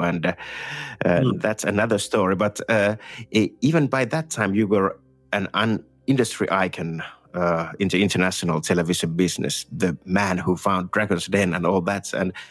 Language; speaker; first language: English; non-native, fluent; Finnish